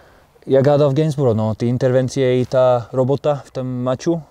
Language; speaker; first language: Polish; non-native, learner; Slovak